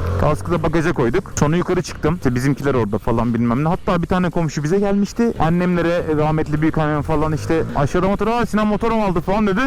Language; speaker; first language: Turkish; native; Turkish